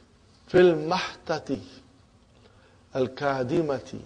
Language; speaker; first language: Arabic; non-native, fluent; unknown